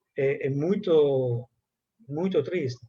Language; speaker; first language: Portuguese; non-native, fluent; Italian